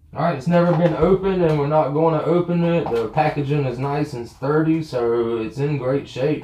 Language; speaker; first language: English; native; English